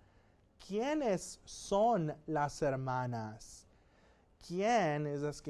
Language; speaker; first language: Spanish; non-native, fluent; English